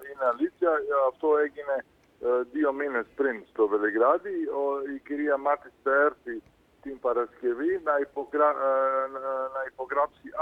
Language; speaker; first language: Greek; non-native, fluent; Serbian